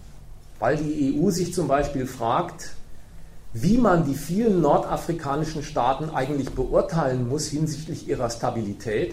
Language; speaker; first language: German; native; German